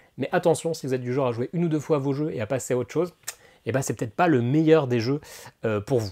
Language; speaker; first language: French; native; French